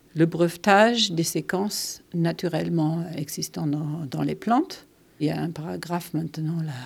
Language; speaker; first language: French; non-native, fluent; German